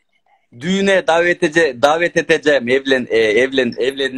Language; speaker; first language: Turkish; non-native, learner; Kyrgyz